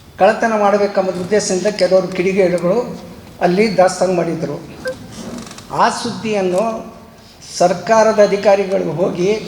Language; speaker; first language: Kannada; non-native, local second language; Lambadi